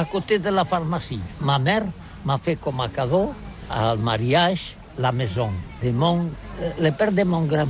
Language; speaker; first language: French; non-native, learner; Catalan